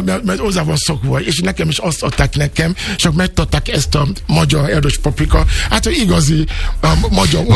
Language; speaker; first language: Hungarian; non-native, fluent; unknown